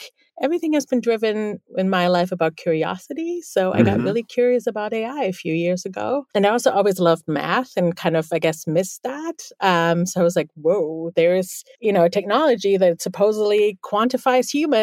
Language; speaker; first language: English; non-native, fluent; German